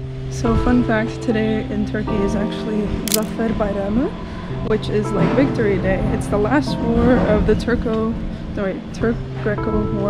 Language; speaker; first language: English; native; English